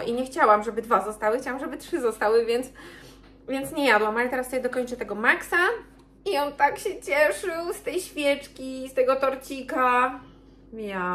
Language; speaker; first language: Polish; native; Polish